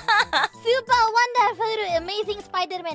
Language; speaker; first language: Japanese; non-native, fluent; Indonesian